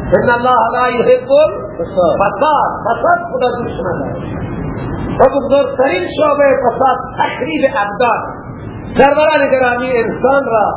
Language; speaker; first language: Persian; non-native, local second language; Baluchi